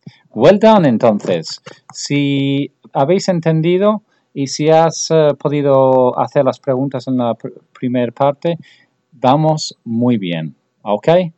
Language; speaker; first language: Spanish; non-native, fluent; English